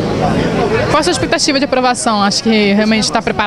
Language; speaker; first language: Portuguese; native; Portuguese